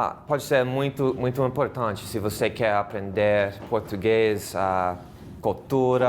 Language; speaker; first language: Portuguese; non-native, learner; English